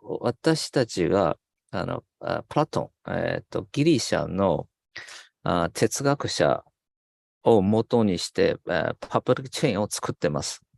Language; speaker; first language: Japanese; non-native, fluent; Chinese